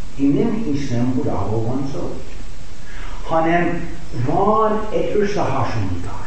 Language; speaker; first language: Hungarian; non-native, fluent; English